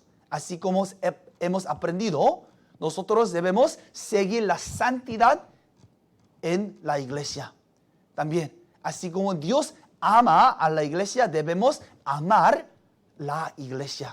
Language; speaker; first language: Spanish; non-native, fluent; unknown